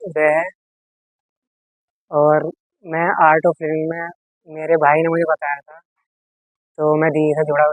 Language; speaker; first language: Hindi; native; Hindi